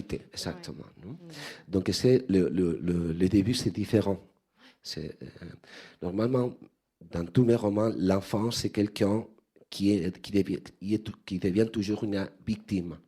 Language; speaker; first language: French; non-native, fluent; Spanish